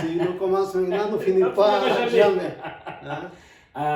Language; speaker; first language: French; non-native, fluent; Spanish